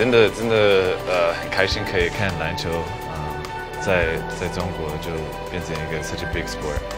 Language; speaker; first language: Chinese; early bilingual, heritage; English